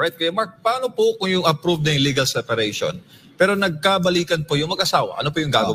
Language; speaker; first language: Filipino; native; Filipino